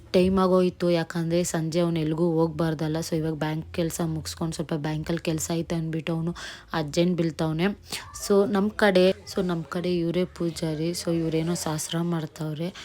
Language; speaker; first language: Kannada; non-native, local second language; Nepali